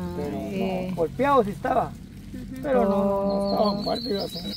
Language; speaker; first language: Spanish; native; Spanish